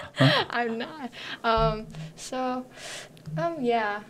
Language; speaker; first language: English; non-native, learner; Korean